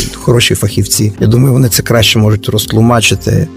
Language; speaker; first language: Ukrainian; native; Ukrainian